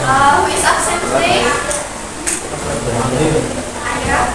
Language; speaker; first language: English; non-native, fluent; Indonesian